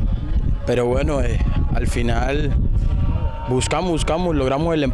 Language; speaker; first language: Spanish; native; Spanish